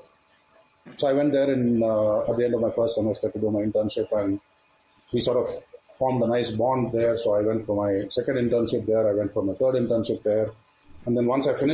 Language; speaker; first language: English; non-native, local second language; Tamil